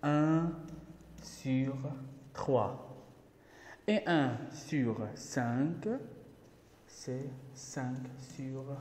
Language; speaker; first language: French; non-native, local second language; Arabic